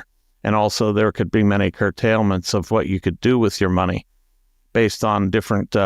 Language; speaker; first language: English; native; English